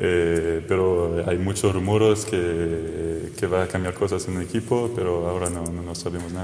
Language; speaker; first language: Spanish; non-native, fluent; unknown